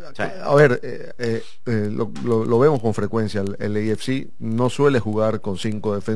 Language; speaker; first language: Spanish; native; Spanish